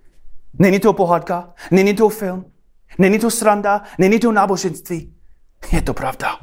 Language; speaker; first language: Czech; non-native, fluent; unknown